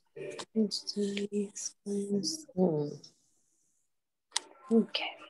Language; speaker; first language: English; non-native, learner; Spanish